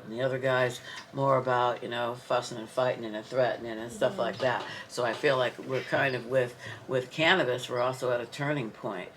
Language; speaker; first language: English; native; English